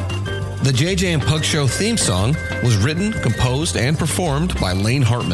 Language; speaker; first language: English; native; English